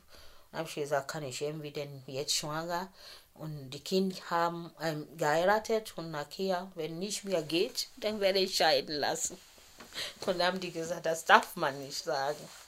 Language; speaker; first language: German; non-native, fluent; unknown